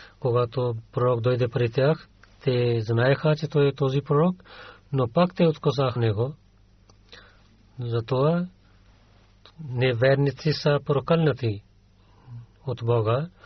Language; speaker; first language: Bulgarian; non-native, learner; Urdu